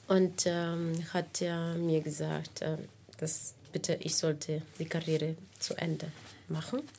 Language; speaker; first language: German; non-native, fluent; Spanish